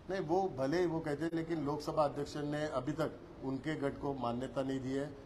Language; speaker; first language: Hindi; non-native, local second language; Marathi